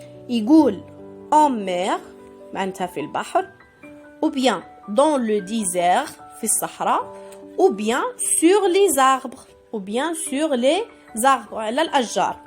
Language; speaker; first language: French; non-native, local second language; Arabic